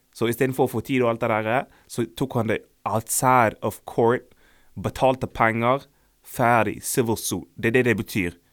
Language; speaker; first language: Norwegian; early bilingual, other home language; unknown